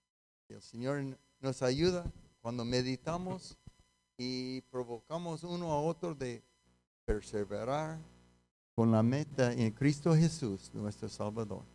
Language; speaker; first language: Spanish; non-native, fluent; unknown